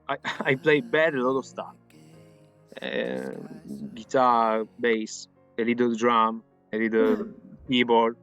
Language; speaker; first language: English; non-native, fluent; Italian